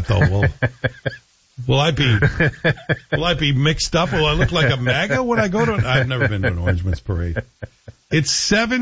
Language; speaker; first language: English; native; English